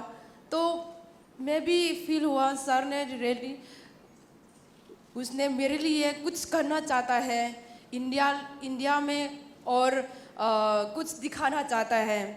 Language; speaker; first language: Hindi; non-native, local second language; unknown